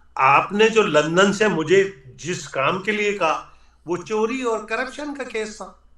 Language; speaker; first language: Urdu; native; Urdu